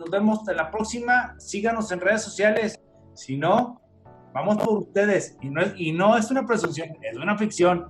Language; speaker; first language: Spanish; native; Spanish